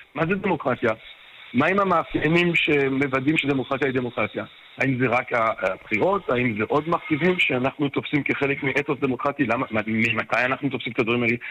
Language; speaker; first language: Hebrew; non-native, fluent; French